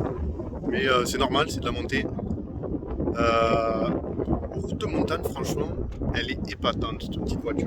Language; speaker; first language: French; native; French